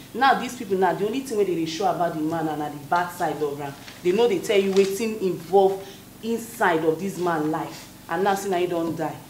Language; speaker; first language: Nigerian Pidgin; non-native, local second language; Igbo